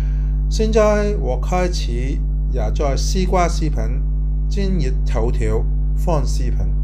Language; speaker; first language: Chinese; non-native, local second language; Cantonese